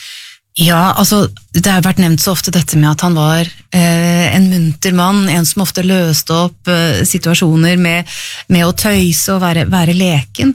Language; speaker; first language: Norwegian; native; Norwegian